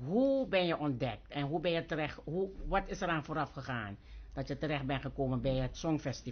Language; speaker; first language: Dutch; native; Dutch